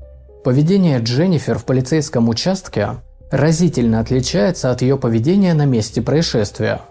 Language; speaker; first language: Russian; native; Russian